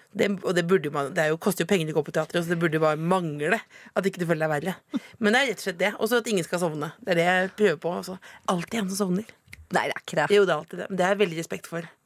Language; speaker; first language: Norwegian; native; Norwegian